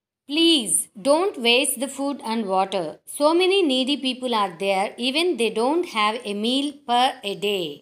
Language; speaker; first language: English; non-native, local second language; Telugu